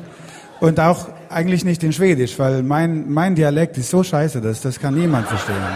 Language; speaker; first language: German; non-native, learner; Swedish